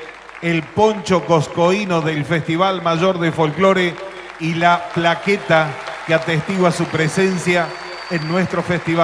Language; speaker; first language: Spanish; native; Spanish